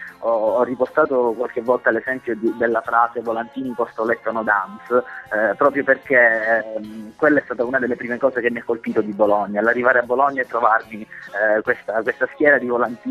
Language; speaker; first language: Italian; native; Italian